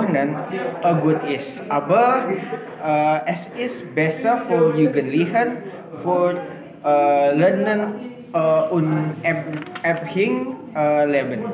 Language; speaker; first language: German; non-native, learner; Indonesian